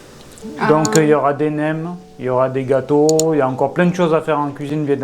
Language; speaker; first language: French; native; French